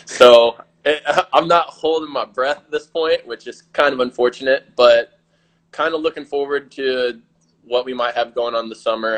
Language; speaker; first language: English; native; English